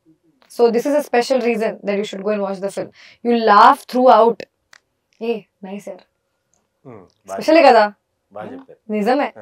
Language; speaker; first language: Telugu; non-native, local second language; Hindi